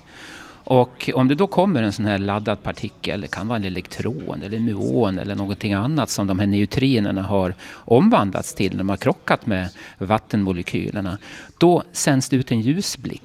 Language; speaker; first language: Swedish; native; Swedish